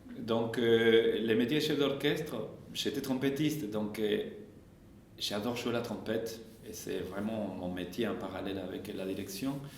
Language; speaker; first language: French; non-native, fluent; Spanish